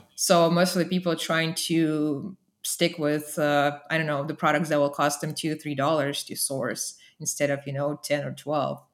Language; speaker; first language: English; non-native, fluent; Russian